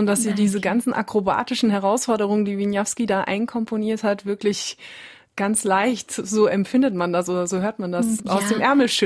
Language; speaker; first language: German; native; German